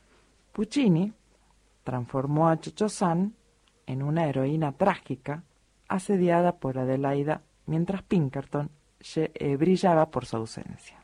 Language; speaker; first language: Spanish; native; Spanish